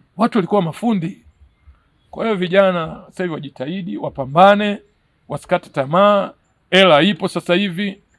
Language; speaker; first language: Swahili; native; Swahili